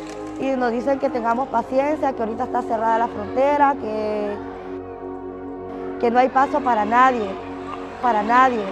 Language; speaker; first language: Spanish; native; Spanish